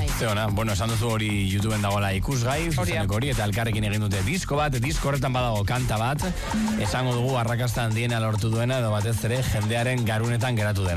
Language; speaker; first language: Basque; native; Basque